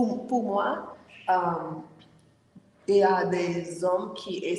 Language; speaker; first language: French; non-native, learner; English